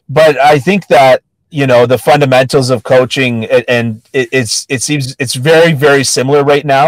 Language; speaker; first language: English; native; English